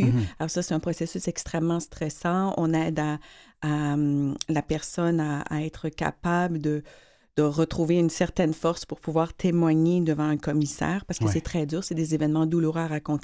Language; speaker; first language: French; native; French